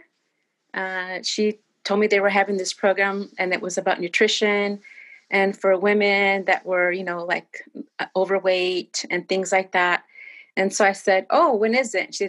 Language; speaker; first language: English; native; English